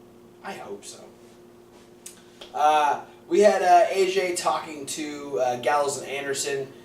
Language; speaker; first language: English; native; English